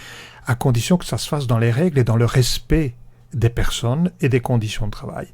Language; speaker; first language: French; native; French